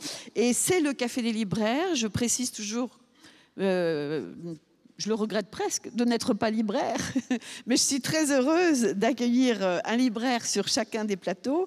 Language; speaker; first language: French; native; French